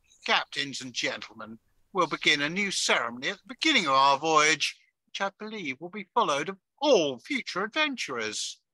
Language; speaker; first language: English; native; English